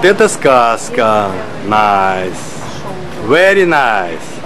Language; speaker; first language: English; non-native, learner; Russian